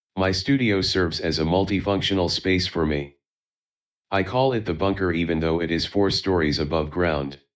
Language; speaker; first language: English; non-native, fluent; Chinese